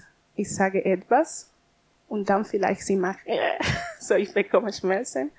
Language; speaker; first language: German; non-native, learner; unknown